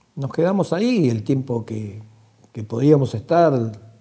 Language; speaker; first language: Spanish; native; Spanish